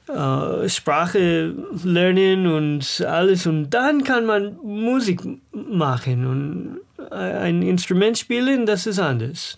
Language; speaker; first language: German; non-native, learner; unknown